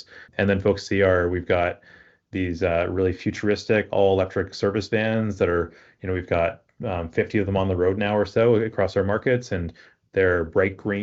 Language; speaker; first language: English; native; English